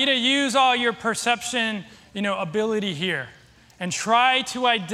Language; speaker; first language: English; native; English